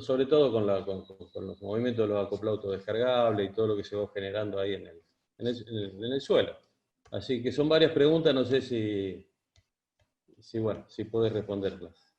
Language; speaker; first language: Spanish; native; Spanish